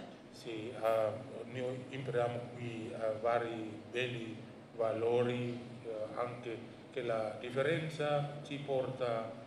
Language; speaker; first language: Italian; non-native, learner; Indonesian